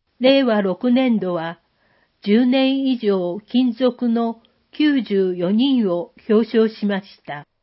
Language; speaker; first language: Japanese; native; Japanese